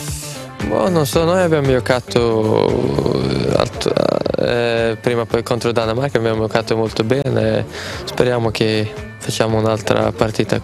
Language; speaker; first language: Italian; non-native, fluent; Swedish